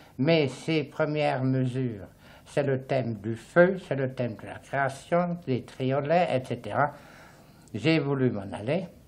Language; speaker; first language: French; native; French